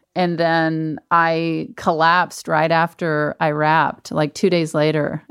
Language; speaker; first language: English; native; English